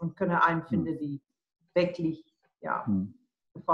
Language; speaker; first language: German; non-native, learner; Afrikaans